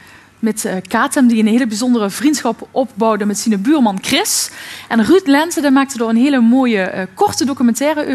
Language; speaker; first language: Dutch; native; Dutch